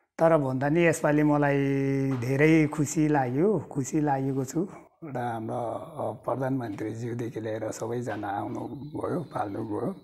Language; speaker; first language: Nepali; non-native, local second language; Sherpa